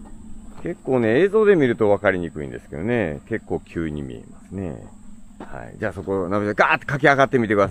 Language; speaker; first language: Japanese; native; Japanese